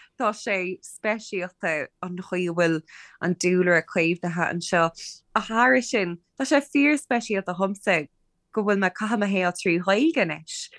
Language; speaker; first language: Irish; non-native, local second language; English